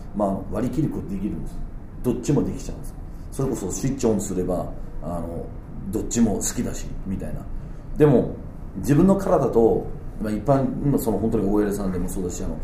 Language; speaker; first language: Japanese; non-native, fluent; Danish